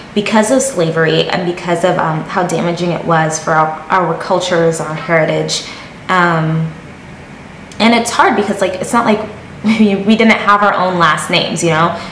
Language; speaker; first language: English; native; English